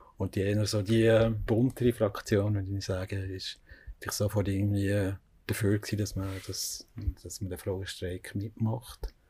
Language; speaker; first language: German; native; German